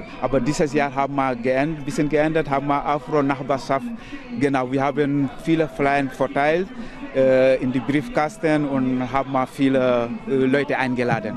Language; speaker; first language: German; non-native, learner; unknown